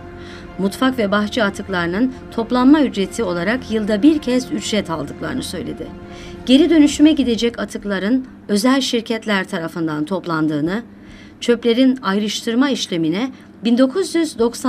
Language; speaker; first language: Turkish; native; Turkish